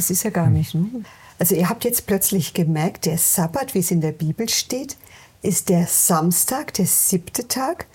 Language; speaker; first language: German; native; German